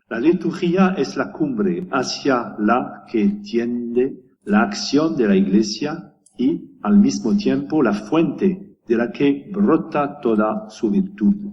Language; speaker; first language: Spanish; non-native, learner; French